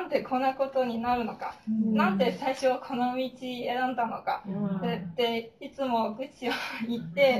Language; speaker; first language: Japanese; non-native, fluent; Chinese